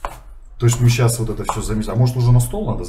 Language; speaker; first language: Russian; native; Russian